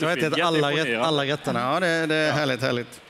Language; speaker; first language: Swedish; native; Swedish